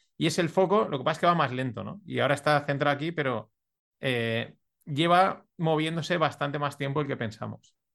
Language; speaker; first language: Spanish; native; Spanish